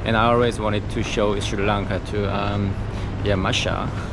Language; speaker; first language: English; non-native, fluent; Korean